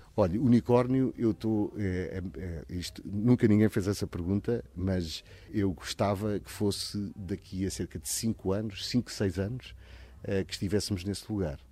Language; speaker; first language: Portuguese; native; Portuguese